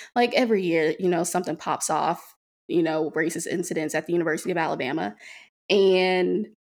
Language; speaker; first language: English; native; English